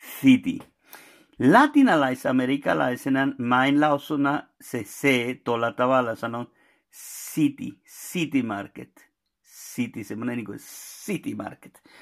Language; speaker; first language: Finnish; non-native, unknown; Spanish